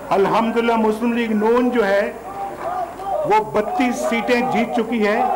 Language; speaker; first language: Urdu; non-native, local second language; Punjabi